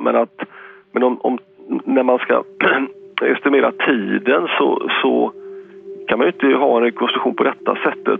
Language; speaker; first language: Swedish; native; Swedish